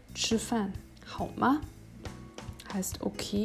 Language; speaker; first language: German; non-native, fluent; Chinese